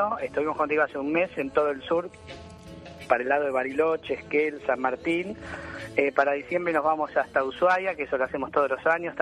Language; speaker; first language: Spanish; native; Spanish